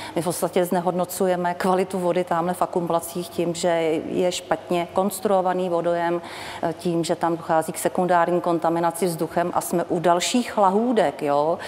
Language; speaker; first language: Czech; native; Czech